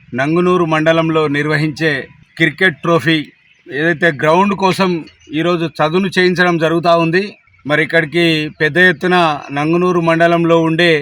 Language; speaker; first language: Telugu; native; Telugu